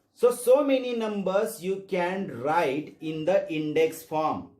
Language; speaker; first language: English; non-native, local second language; Marathi